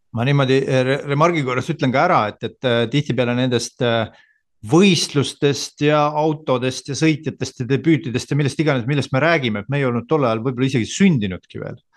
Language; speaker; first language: Estonian; native; Estonian